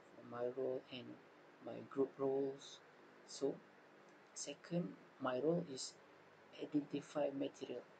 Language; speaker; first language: English; non-native, local second language; Malay